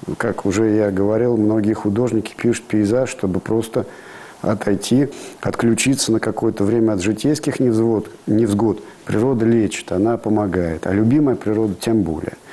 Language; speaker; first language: Russian; native; Russian